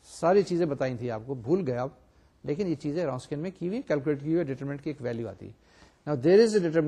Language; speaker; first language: Urdu; native; Urdu